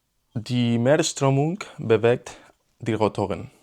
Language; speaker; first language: German; non-native, learner; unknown